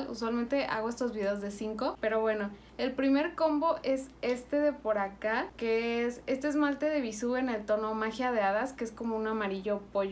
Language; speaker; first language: Spanish; native; Spanish